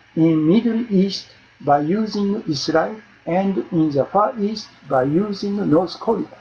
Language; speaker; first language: English; non-native, learner; Japanese